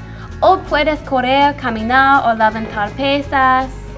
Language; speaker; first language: Spanish; non-native, learner; English